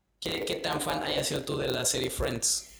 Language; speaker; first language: Spanish; native; Spanish